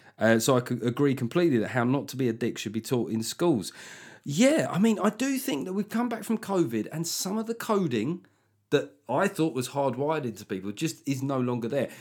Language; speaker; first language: English; native; English